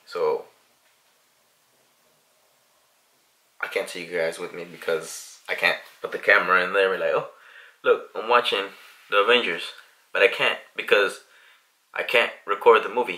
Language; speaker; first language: English; early bilingual, other home language; Spanish